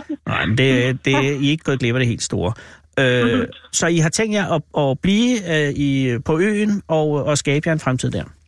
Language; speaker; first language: Danish; native; Danish